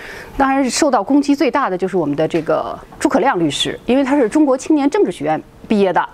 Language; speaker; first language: Chinese; native; Chinese